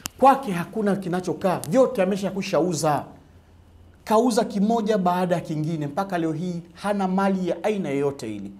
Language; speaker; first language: Swahili; native; Swahili